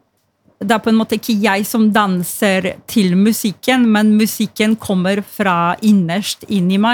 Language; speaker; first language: Norwegian; non-native, fluent; Polish